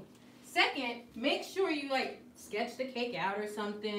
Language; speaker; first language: English; native; English